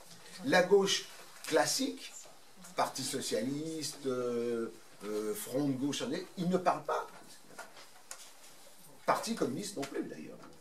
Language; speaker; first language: French; native; French